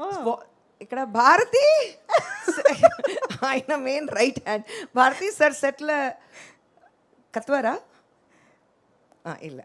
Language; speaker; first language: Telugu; non-native, local second language; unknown